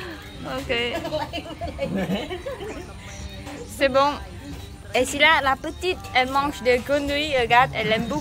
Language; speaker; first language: French; non-native, learner; Khmer